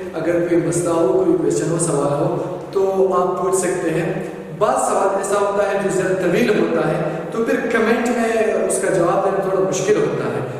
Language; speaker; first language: Urdu; non-native, local second language; Pashto